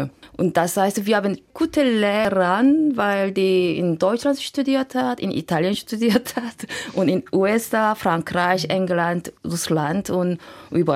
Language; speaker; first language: German; non-native, fluent; Korean